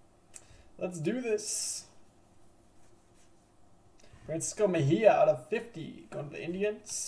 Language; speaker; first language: English; native; English